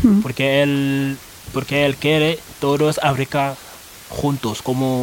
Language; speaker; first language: Spanish; non-native, learner; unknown